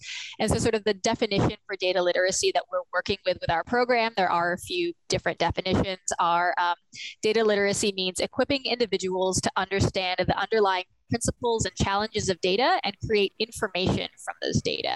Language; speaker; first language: English; native; English